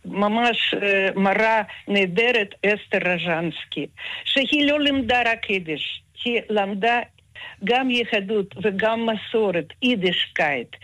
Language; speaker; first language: Hebrew; non-native, fluent; Russian